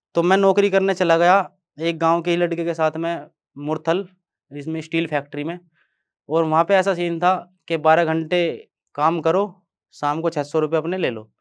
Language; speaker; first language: Hindi; native; Hindi